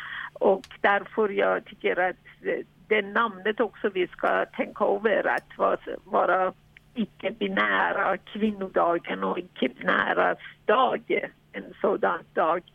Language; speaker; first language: Swedish; non-native, fluent; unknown